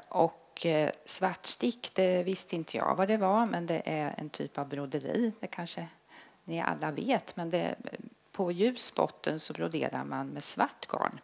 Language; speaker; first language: Swedish; native; Swedish